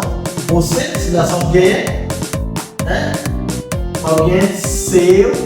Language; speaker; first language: Portuguese; non-native, fluent; Haitian Creole